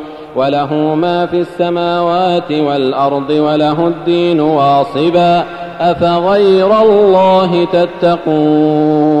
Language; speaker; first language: Arabic; native; Arabic